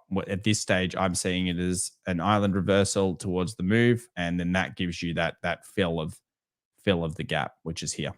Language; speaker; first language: English; native; English